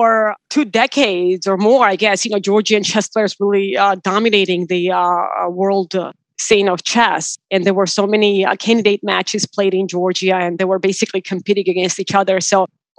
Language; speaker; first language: English; non-native, fluent; Georgian